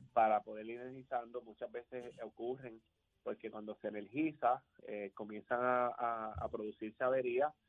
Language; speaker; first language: Spanish; native; Spanish